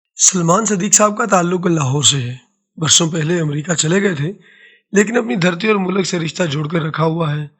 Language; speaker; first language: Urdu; non-native, local second language; Saraiki